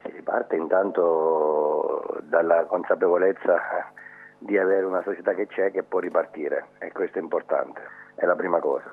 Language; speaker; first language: Italian; native; Italian